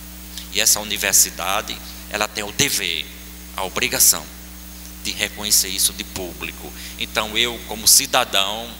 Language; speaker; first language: Portuguese; native; Portuguese